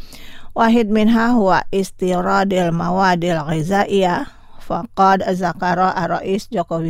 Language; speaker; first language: Arabic; non-native, fluent; Indonesian